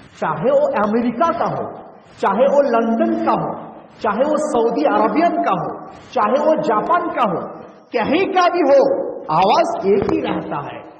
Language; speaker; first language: Urdu; non-native, local second language; Bangla